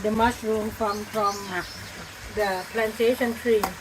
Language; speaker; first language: English; non-native, learner; Thai